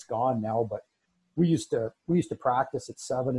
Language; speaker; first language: English; native; English